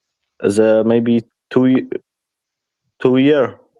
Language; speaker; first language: English; non-native, learner; Persian